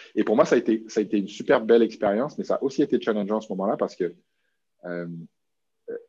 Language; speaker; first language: French; native; French